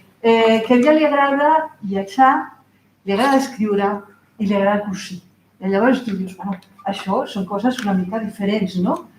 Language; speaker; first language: Catalan; non-native, local second language; Spanish